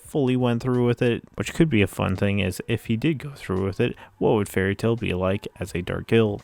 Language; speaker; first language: English; native; English